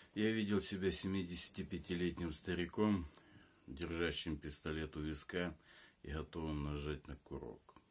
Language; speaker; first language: Russian; native; Russian